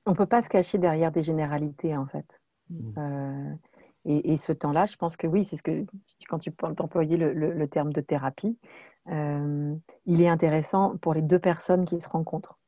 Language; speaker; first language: French; native; French